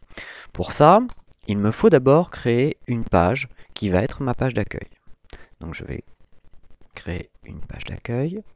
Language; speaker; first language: French; native; French